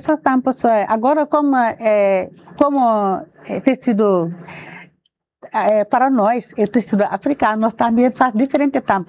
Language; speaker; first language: Portuguese; non-native, learner; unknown